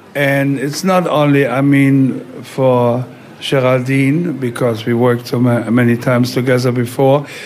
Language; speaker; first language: English; non-native, fluent; German